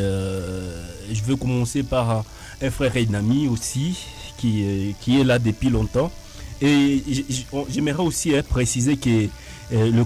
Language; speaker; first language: French; non-native, local second language; Nande